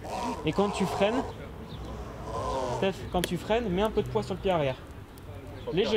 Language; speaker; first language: French; native; French